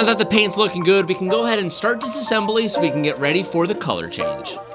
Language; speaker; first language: English; native; English